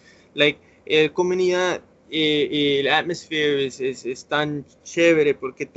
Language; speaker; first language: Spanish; early bilingual, heritage; English